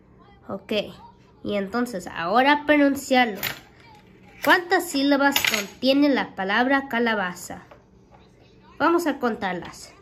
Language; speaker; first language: Spanish; early bilingual, heritage; Spanish